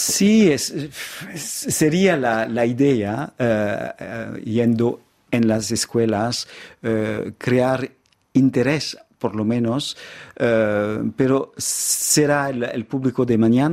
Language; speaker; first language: Spanish; non-native, fluent; French